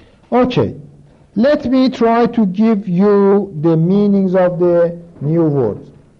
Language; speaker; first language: English; non-native, fluent; Persian